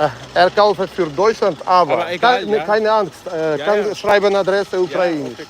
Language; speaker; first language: German; non-native, learner; Ukrainian